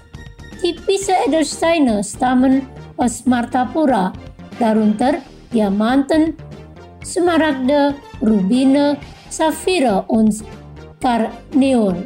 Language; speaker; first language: German; non-native, fluent; Indonesian